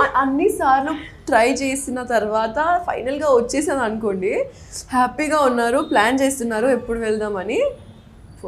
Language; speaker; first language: Telugu; non-native, local second language; Hindi